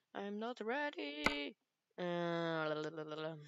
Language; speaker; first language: English; non-native, learner; Dutch